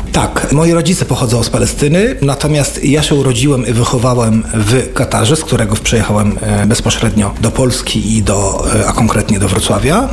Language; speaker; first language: Polish; non-native, fluent; Arabic